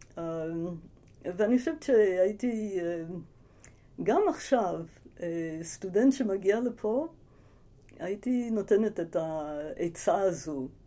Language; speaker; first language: Hebrew; early bilingual, other home language; English